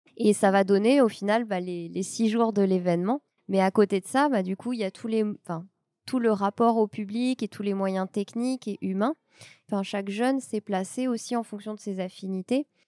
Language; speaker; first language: French; native; French